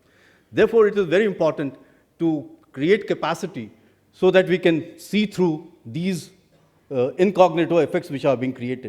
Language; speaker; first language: English; non-native, local second language; Hindi